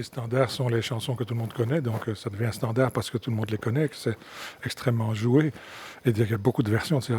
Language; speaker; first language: French; native; French